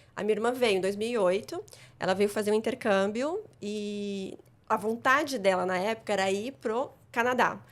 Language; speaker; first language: Portuguese; native; Portuguese